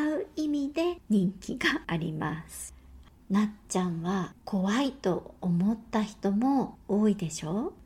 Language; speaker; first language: Japanese; native; Japanese